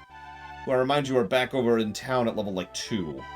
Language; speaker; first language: English; native; English